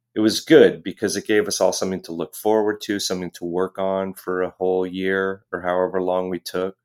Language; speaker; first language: English; native; English